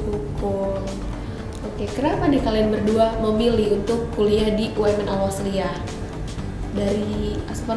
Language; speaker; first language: Indonesian; native; Indonesian